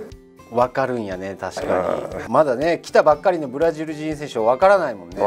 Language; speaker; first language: Japanese; native; Japanese